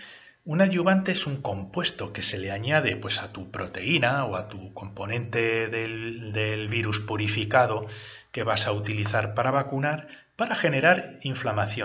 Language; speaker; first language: Spanish; native; Spanish